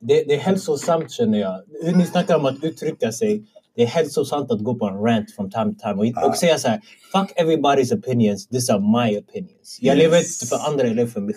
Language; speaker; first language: Swedish; early bilingual, other home language; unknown